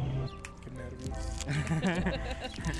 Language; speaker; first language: Spanish; native; Spanish